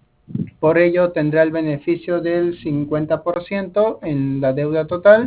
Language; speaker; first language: Spanish; native; Spanish